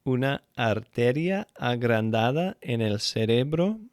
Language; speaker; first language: Spanish; non-native, fluent; English